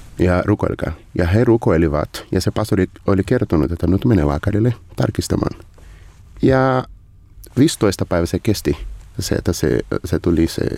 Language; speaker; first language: Finnish; non-native, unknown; Portuguese